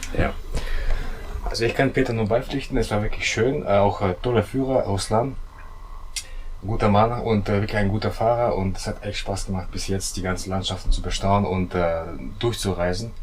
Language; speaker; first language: German; non-native, fluent; Russian